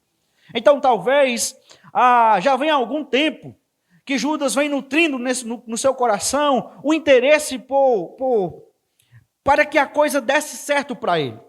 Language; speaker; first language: Portuguese; native; Portuguese